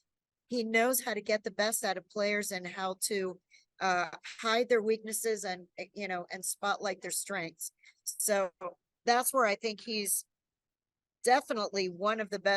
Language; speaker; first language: English; native; English